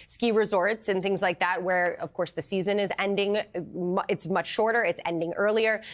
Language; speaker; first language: English; native; English